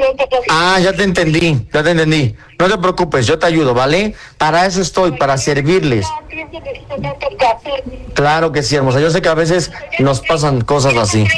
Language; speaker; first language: Spanish; native; Spanish